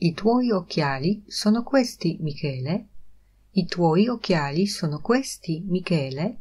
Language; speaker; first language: Italian; non-native, fluent; Polish